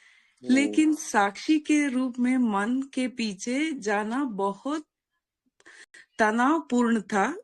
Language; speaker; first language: Hindi; non-native, local second language; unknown